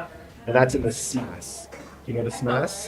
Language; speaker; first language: English; native; English